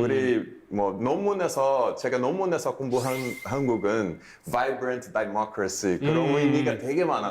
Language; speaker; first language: Korean; non-native, fluent; Portuguese